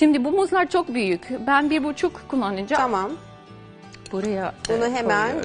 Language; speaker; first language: Turkish; non-native, fluent; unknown